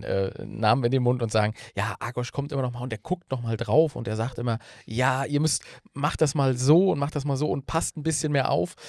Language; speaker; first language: German; native; German